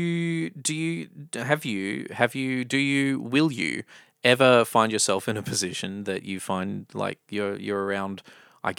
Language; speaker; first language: English; native; English